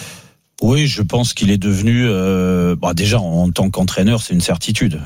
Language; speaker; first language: French; native; French